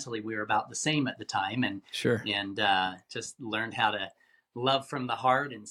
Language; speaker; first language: English; native; English